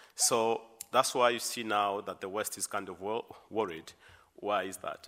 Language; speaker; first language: English; non-native, local second language; Swahili